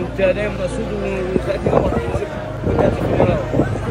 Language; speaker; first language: Arabic; native; Arabic